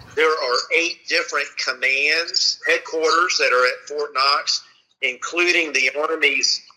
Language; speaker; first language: English; native; English